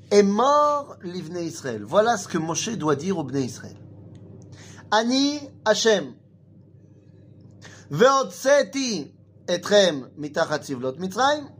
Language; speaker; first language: French; native; French